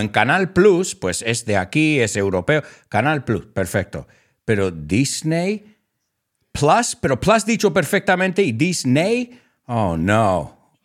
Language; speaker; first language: Spanish; non-native, fluent; English